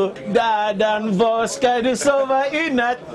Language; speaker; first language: Swedish; non-native, fluent; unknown